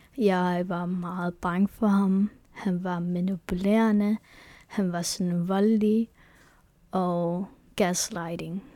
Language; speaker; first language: Danish; non-native, local second language; Kalaallisut